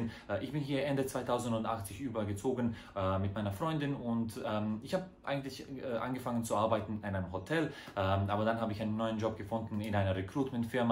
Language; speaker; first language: German; non-native, fluent; Croatian